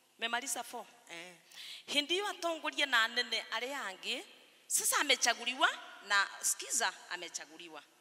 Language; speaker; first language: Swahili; non-native, local second language; Kikuyu